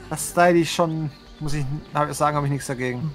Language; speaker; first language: German; native; German